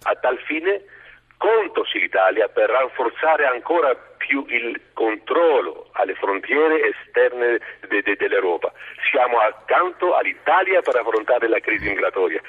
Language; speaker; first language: Italian; non-native, learner; Greek